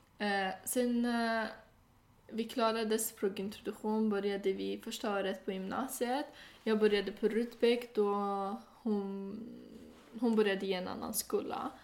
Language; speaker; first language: Swedish; non-native, fluent; Persian